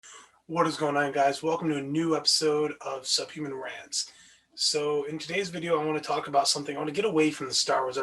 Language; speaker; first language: English; native; English